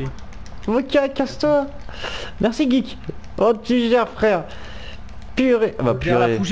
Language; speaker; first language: French; native; French